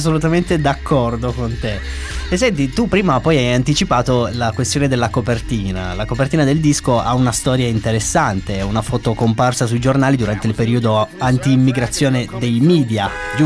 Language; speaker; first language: Italian; native; Italian